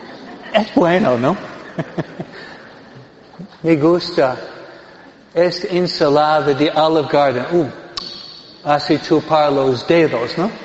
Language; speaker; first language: Spanish; non-native, fluent; English